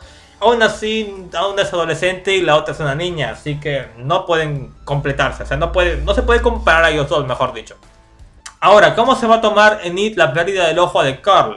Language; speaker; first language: Spanish; native; Spanish